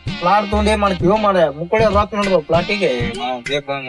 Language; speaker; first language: Kannada; native; Kannada